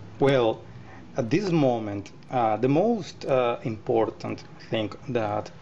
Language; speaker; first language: English; non-native, learner; Spanish